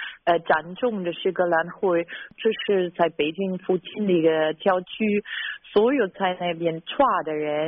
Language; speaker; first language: Chinese; non-native, fluent; German